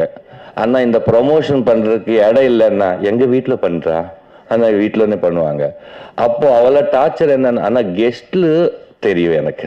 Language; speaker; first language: Tamil; non-native, learner; Telugu